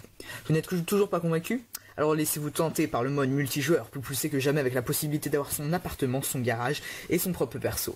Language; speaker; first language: French; native; French